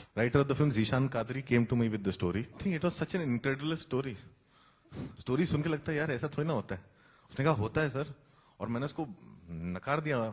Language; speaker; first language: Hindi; native; Hindi